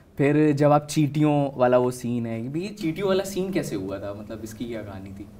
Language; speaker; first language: Hindi; native; Hindi